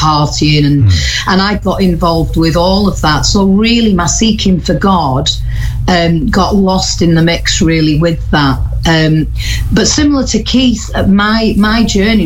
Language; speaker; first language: English; native; English